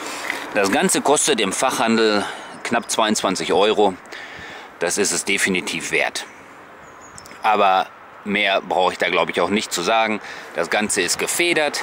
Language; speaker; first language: German; native; German